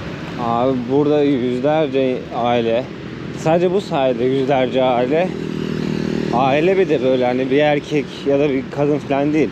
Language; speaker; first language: Turkish; native; Turkish